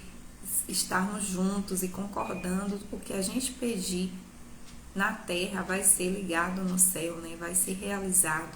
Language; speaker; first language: Portuguese; native; Portuguese